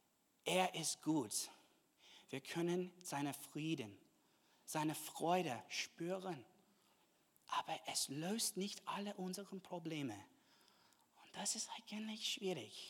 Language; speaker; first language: German; non-native, fluent; English